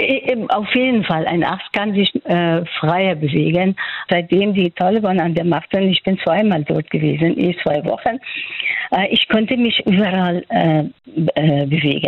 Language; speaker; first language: German; non-native, fluent; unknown